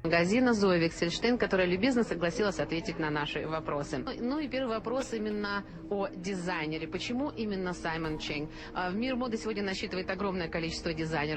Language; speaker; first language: Russian; native; Russian